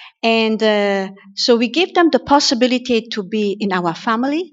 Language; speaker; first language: English; non-native, fluent; German